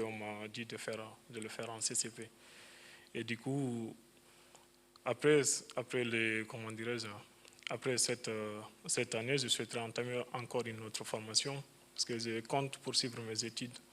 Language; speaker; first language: French; non-native, fluent; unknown